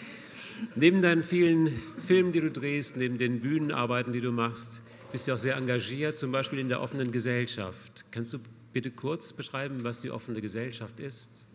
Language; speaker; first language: German; native; German